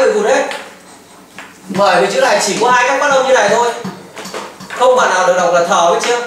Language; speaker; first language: Vietnamese; native; Vietnamese